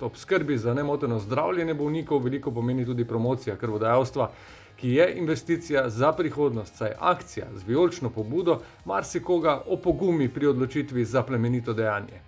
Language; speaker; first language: Slovenian; native; Slovenian